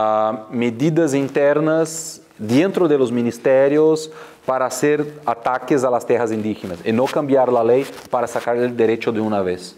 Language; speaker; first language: Spanish; non-native, fluent; Portuguese